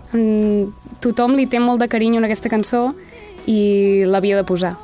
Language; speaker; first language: Catalan; native; Catalan